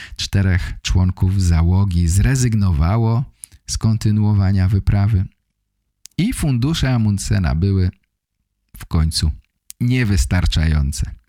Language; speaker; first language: Polish; native; Polish